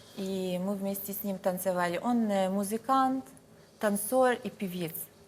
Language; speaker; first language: Russian; non-native, fluent; Persian